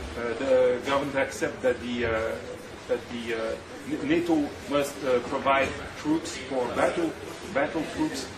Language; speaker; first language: English; non-native, fluent; French